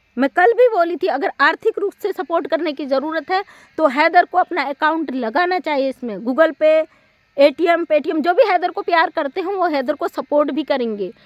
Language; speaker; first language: Hindi; native; Hindi